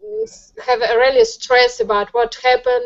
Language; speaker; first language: English; non-native, learner; Russian